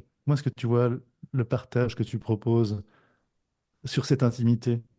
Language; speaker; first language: French; native; French